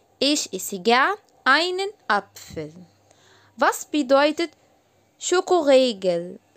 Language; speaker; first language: German; non-native, learner; Arabic